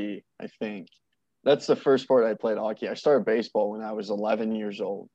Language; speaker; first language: English; non-native, fluent; French